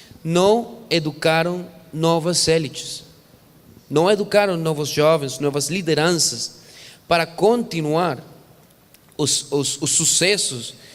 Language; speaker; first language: Portuguese; non-native, fluent; Spanish